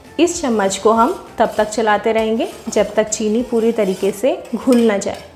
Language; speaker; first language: Hindi; native; Hindi